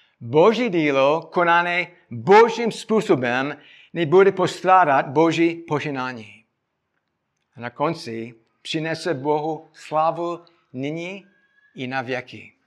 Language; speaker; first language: Czech; non-native, fluent; English